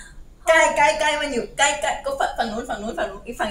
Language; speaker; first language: Chinese; non-native, learner; Thai